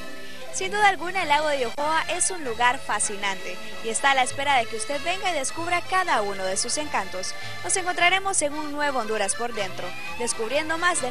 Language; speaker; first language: Spanish; native; Spanish